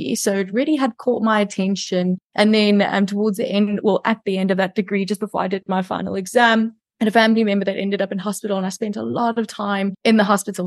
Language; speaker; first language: English; native; English